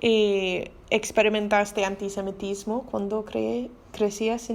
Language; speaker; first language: Spanish; non-native, learner; English